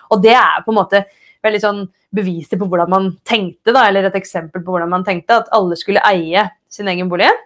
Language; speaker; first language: Norwegian; native; Norwegian